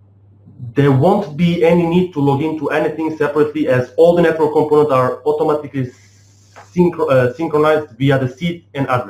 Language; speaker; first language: English; non-native, fluent; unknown